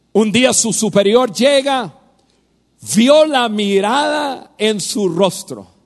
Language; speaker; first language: Spanish; non-native, fluent; English